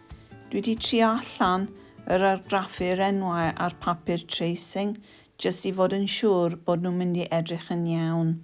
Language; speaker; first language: Welsh; non-native, fluent; English